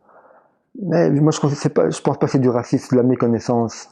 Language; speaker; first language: French; early bilingual, other home language; Arabic